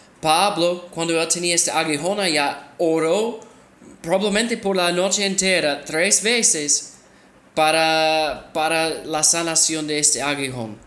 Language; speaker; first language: Spanish; non-native, fluent; English